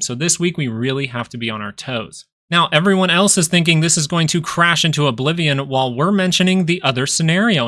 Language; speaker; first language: English; native; English